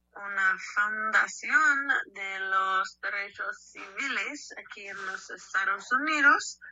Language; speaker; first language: Spanish; non-native, learner; English